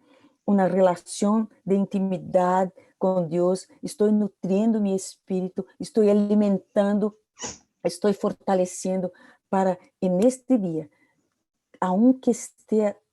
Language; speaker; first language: Portuguese; non-native, learner; Spanish